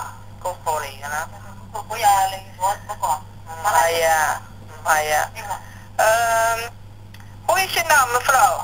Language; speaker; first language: Dutch; non-native, learner; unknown